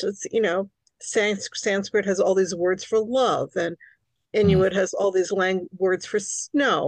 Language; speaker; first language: English; early bilingual, other home language; Hungarian